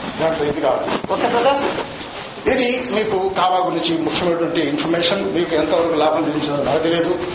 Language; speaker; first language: Telugu; non-native, local second language; Urdu